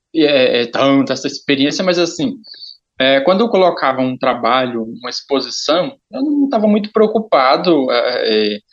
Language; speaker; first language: Portuguese; native; Portuguese